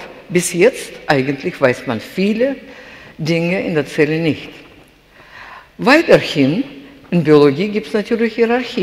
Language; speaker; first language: German; non-native, fluent; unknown